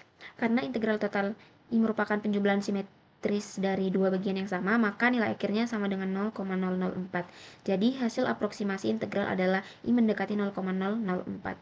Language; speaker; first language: Indonesian; native; Indonesian